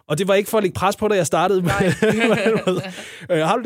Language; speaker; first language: Danish; native; Danish